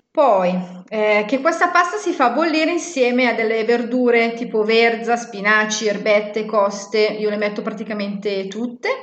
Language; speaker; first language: Italian; native; Italian